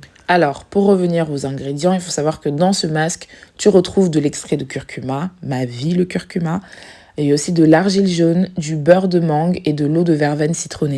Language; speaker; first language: French; native; French